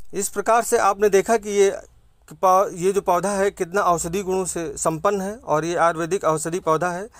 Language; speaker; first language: Hindi; native; Hindi